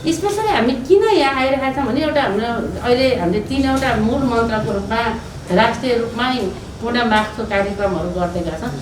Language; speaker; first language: Nepali; native; Nepali